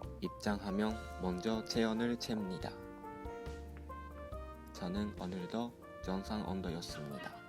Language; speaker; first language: Korean; non-native, fluent; Japanese